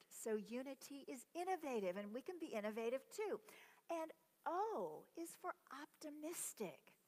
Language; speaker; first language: English; native; English